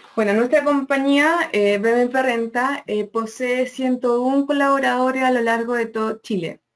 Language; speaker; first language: Spanish; native; Spanish